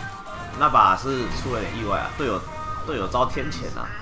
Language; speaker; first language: Chinese; native; Chinese